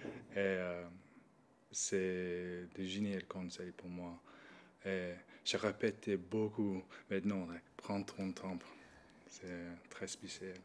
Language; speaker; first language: French; non-native, learner; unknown